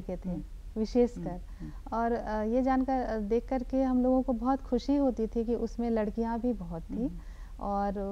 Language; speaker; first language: Hindi; native; Hindi